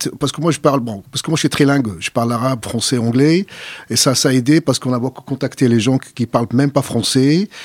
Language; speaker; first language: French; non-native, fluent; Arabic